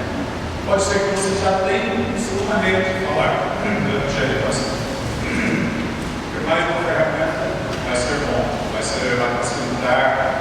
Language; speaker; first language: Portuguese; non-native, learner; English